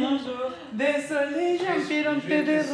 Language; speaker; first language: French; non-native, learner; Spanish